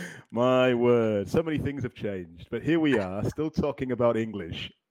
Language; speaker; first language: English; native; English